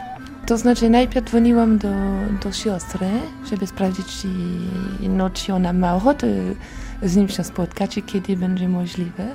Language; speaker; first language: Polish; non-native, learner; French